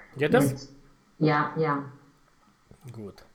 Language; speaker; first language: German; non-native, learner; Romanian